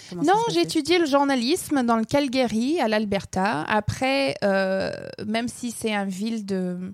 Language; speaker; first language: French; non-native, fluent; English